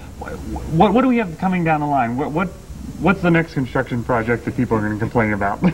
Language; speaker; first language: English; native; English